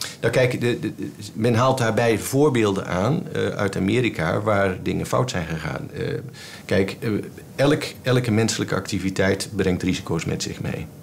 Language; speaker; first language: Dutch; native; Dutch